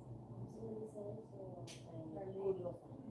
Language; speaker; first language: Spanish; native; Spanish